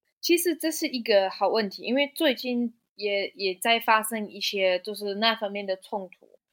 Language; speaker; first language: Chinese; non-native, fluent; German